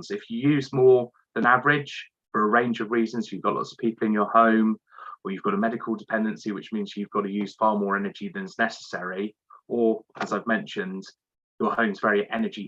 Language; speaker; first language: English; native; English